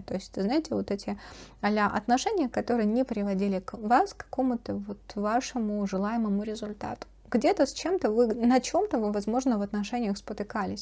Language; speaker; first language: Russian; native; Russian